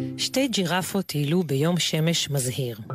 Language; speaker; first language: Hebrew; native; Hebrew